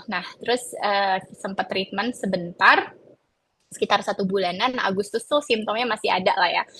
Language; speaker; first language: Indonesian; native; Indonesian